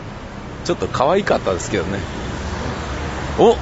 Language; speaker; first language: Japanese; native; Japanese